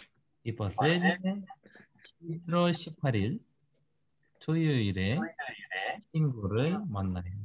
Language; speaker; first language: Korean; non-native, fluent; Russian